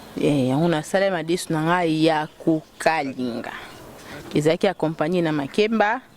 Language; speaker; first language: Lingala; native; Lingala